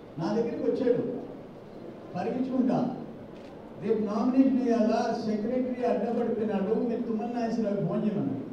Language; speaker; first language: Telugu; native; Telugu